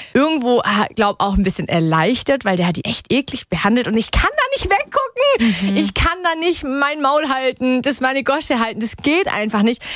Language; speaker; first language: German; native; German